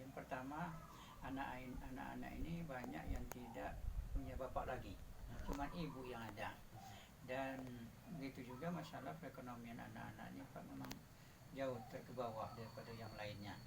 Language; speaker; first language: Indonesian; non-native, local second language; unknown